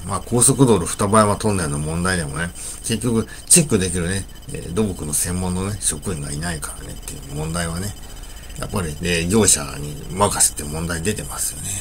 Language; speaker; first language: Japanese; native; Japanese